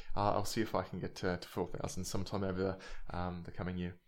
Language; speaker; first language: English; native; English